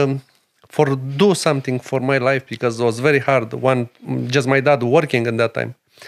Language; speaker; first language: English; non-native, learner; Romanian